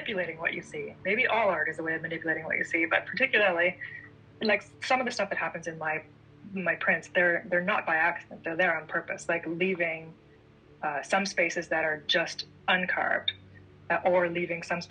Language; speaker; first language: English; native; English